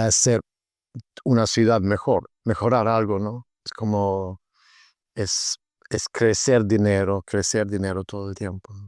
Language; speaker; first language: Spanish; non-native, fluent; Swedish